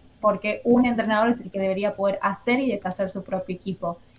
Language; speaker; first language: Spanish; native; Spanish